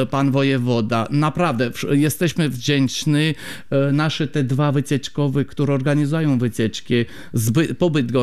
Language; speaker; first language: Polish; non-native, fluent; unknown